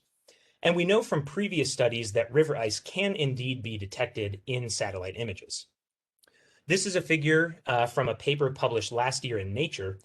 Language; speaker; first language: English; native; English